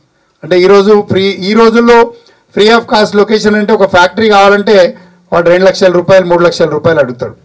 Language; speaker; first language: Telugu; native; Telugu